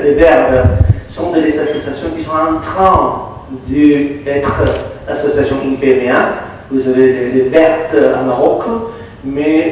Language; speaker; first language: French; non-native, fluent; Catalan